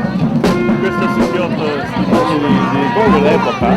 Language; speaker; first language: Italian; non-native, learner; Korean